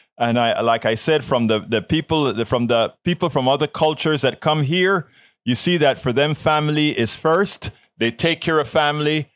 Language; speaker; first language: English; non-native, fluent; Spanish